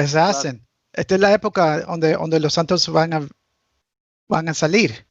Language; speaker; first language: Spanish; early bilingual, heritage; Spanish